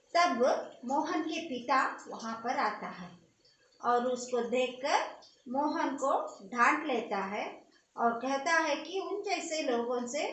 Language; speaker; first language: Hindi; non-native, local second language; Kannada